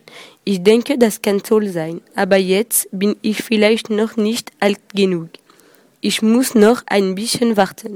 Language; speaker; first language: German; non-native, learner; French